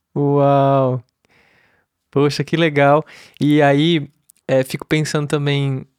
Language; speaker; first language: Portuguese; native; Portuguese